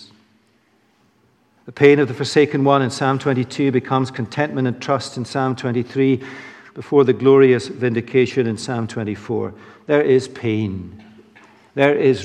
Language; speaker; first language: English; native; English